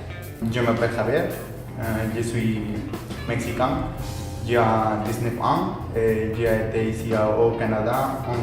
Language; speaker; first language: French; non-native, learner; Spanish